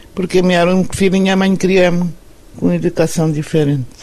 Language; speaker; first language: Portuguese; non-native, local second language; Kabuverdianu